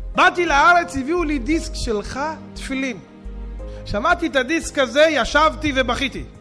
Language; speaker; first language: Hebrew; native; Hebrew